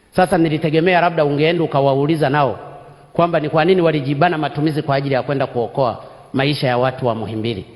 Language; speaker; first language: Swahili; non-native, local second language; Sukuma